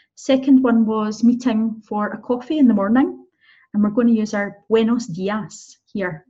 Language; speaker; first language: English; native; English